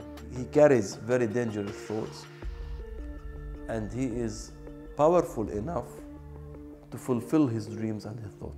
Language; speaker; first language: English; non-native, local second language; Arabic